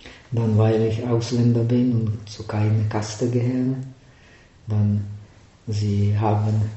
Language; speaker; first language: German; non-native, fluent; Czech